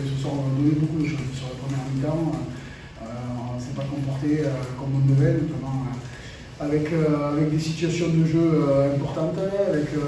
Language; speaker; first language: French; native; French